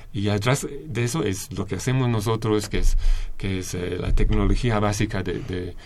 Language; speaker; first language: Spanish; non-native, fluent; English